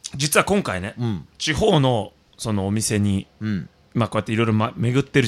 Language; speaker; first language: Japanese; native; Japanese